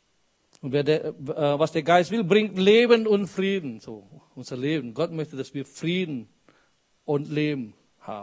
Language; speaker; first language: German; non-native, fluent; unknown